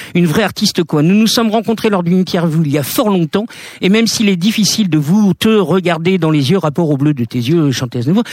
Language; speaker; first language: French; native; French